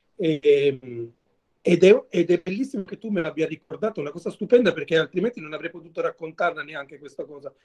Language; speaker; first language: Italian; native; Italian